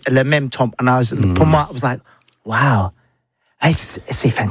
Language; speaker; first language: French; non-native, learner; English